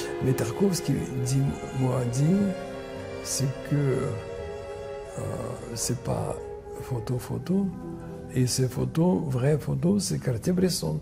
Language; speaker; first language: French; non-native, fluent; Russian